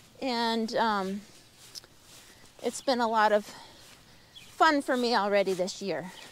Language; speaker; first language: English; native; English